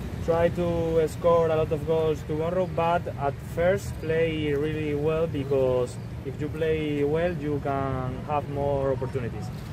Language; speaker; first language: English; non-native, fluent; Spanish